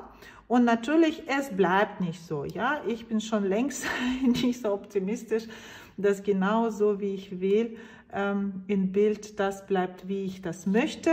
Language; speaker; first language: German; non-native, fluent; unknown